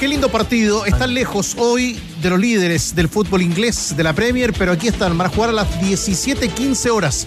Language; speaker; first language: Spanish; native; Spanish